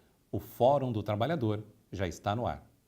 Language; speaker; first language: Portuguese; native; Portuguese